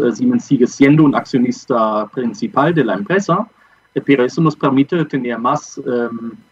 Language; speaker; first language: Spanish; non-native, fluent; German